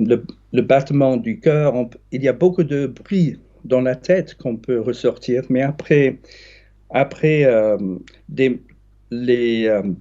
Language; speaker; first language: French; non-native, fluent; English